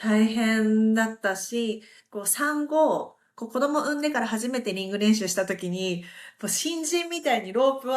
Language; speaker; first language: Japanese; native; Japanese